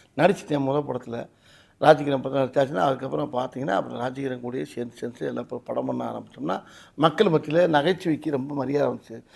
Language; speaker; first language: Tamil; native; Tamil